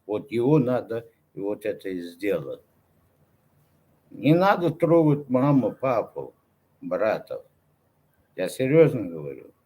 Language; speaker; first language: Russian; non-native, local second language; Turkmen